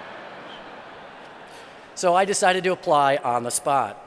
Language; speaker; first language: English; native; English